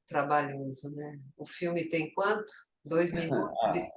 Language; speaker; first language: Portuguese; native; Portuguese